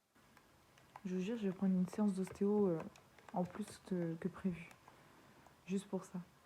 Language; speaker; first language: French; native; French